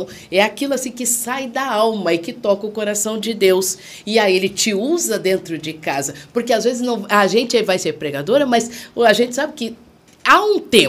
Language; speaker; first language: Portuguese; native; Portuguese